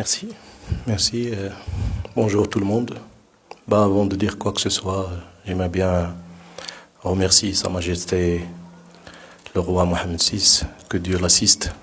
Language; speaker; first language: French; non-native, local second language; Arabic